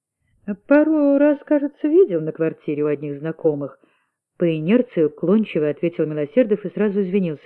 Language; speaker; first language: Russian; native; Russian